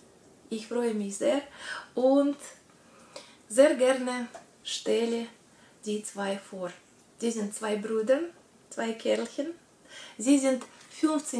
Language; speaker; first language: German; non-native, learner; Russian